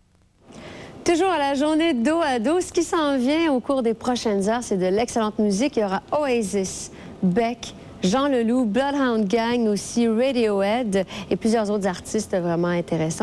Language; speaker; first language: French; native; French